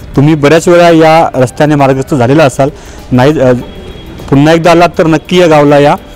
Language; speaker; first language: Marathi; native; Marathi